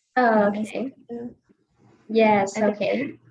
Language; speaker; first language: English; non-native, fluent; Vietnamese